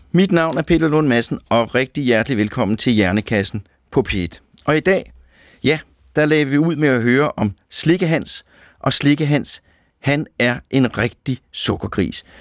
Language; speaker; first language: Danish; native; Danish